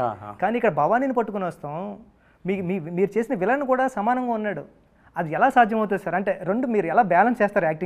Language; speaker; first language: Telugu; native; Telugu